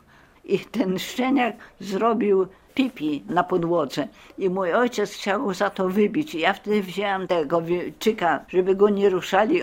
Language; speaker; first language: Polish; early bilingual, heritage; Polish